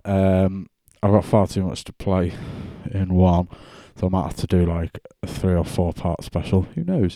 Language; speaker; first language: English; native; English